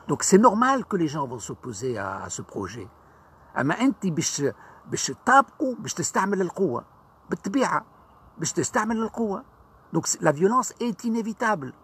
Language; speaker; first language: French; non-native, local second language; Arabic